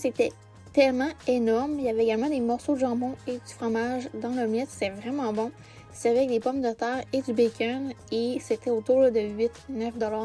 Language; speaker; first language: French; native; French